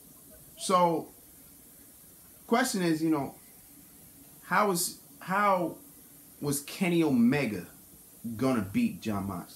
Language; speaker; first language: English; native; English